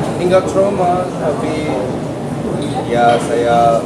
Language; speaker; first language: Indonesian; non-native, learner; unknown